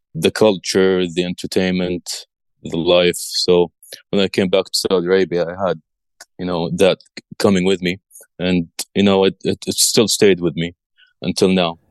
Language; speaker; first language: English; early bilingual, other home language; Arabic